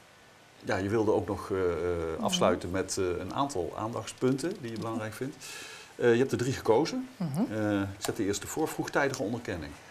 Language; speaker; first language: Dutch; native; Dutch